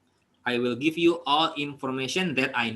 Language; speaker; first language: English; non-native, fluent; Indonesian